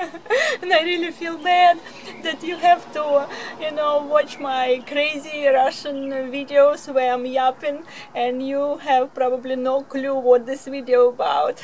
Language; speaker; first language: English; non-native, fluent; Russian